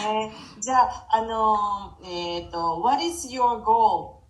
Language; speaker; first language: English; non-native, fluent; Japanese